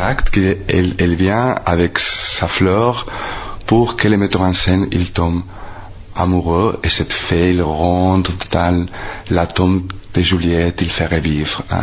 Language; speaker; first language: French; non-native, fluent; Spanish